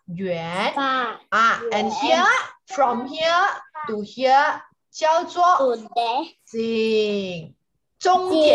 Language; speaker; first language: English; non-native, local second language; Chinese